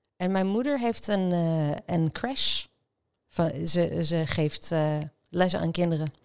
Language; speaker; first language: Dutch; non-native, fluent; Hebrew